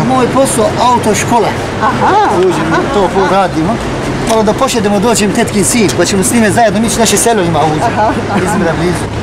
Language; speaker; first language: Bosnian; early bilingual, heritage; Bosnian